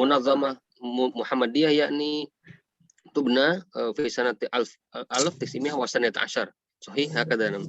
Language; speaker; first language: Arabic; non-native, fluent; Indonesian